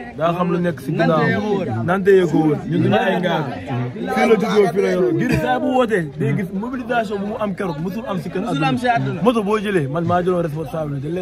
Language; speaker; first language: Wolof; native; Wolof